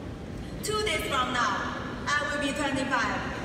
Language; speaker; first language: English; non-native, fluent; Chinese